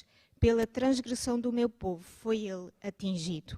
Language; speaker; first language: Portuguese; native; Portuguese